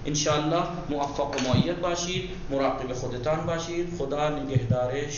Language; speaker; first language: Persian; non-native, fluent; Urdu